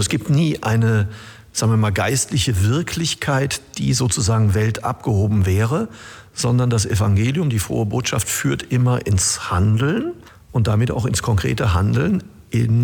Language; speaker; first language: German; native; German